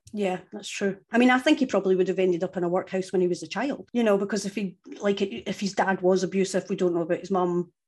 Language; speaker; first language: English; native; English